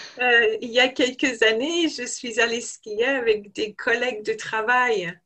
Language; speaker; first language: French; non-native, fluent; English